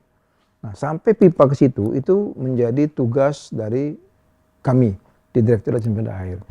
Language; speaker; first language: Indonesian; native; Indonesian